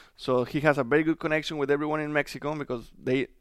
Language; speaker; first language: English; non-native, fluent; Spanish